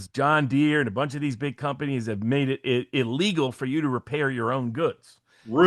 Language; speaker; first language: English; native; English